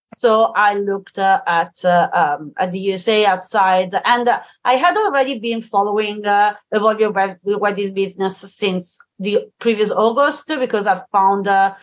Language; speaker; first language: English; non-native, fluent; Italian